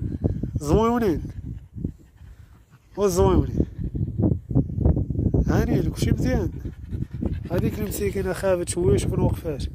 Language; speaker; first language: Arabic; native; Arabic